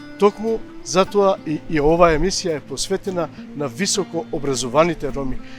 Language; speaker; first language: Macedonian; non-native, local second language; Romany